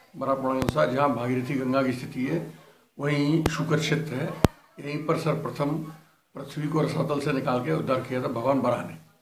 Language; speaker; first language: Hindi; native; Hindi